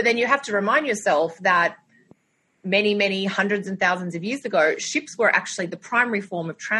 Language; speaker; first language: English; native; English